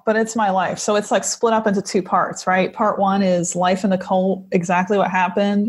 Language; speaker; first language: English; native; English